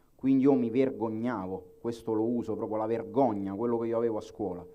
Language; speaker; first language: Italian; native; Italian